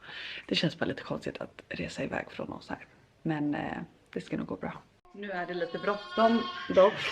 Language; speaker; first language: Swedish; native; Swedish